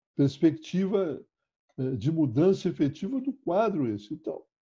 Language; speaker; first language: Portuguese; native; Portuguese